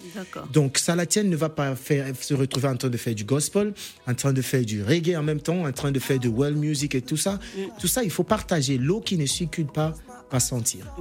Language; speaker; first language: French; non-native, local second language; English